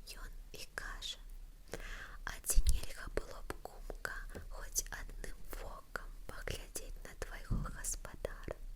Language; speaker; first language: Belarusian; non-native, local second language; Russian